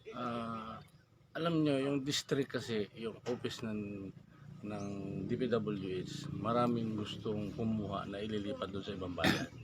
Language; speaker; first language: Filipino; native; Filipino